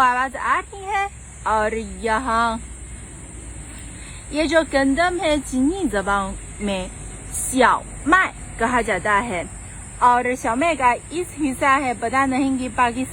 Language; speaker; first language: Urdu; non-native, fluent; Chinese